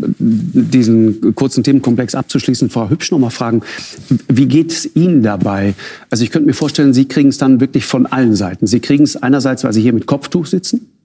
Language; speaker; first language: German; native; German